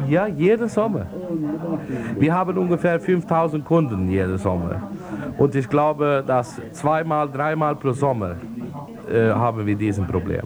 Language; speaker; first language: German; non-native, learner; Swedish